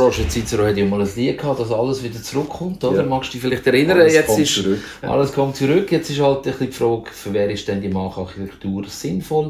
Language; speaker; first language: German; native; German